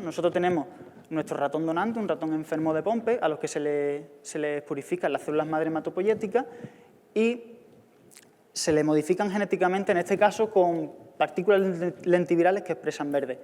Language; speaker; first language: Spanish; native; Spanish